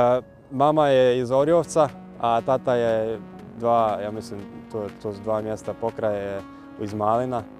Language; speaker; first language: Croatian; early bilingual, heritage; Croatian